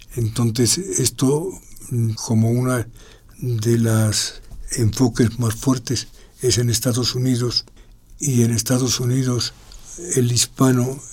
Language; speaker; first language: Spanish; native; Spanish